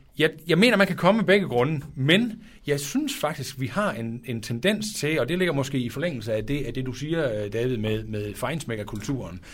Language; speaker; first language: Danish; native; Danish